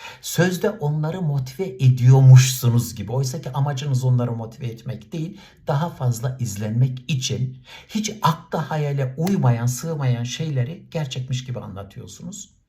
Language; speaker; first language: Turkish; native; Turkish